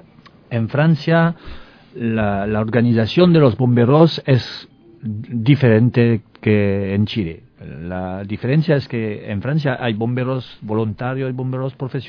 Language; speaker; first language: Spanish; non-native, learner; French